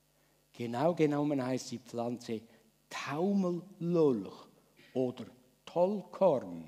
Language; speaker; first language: German; native; German